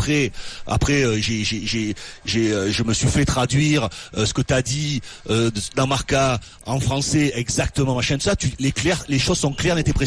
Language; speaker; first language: French; native; French